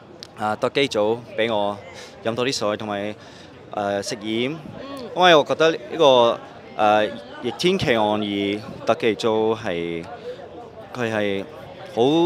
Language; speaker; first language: Cantonese; non-native, local second language; English